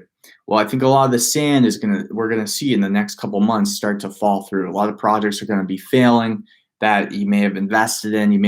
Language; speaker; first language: English; native; English